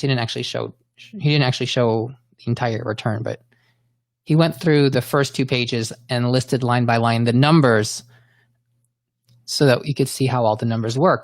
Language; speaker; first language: English; native; English